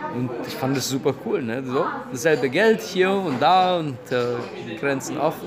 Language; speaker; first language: German; non-native, fluent; Romanian